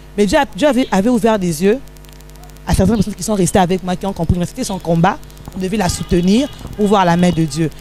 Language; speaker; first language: French; non-native, local second language; Lingala